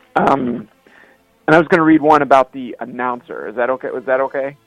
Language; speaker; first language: English; native; English